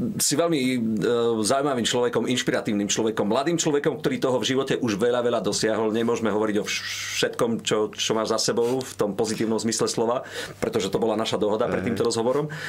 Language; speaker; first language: Slovak; native; Slovak